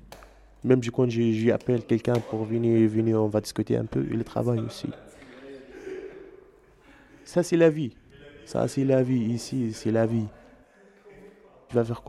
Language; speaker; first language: French; non-native, learner; Arabic